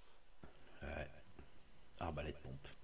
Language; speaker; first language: French; native; French